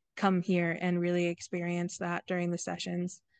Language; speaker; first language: English; native; English